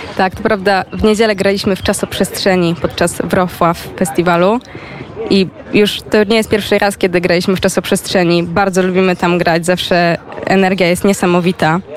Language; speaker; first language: Polish; native; Polish